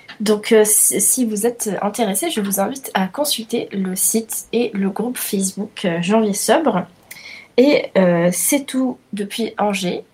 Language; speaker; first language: French; non-native, fluent; Italian